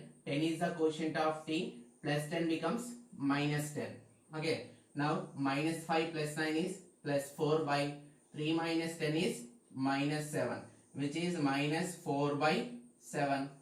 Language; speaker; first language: English; non-native, local second language; Telugu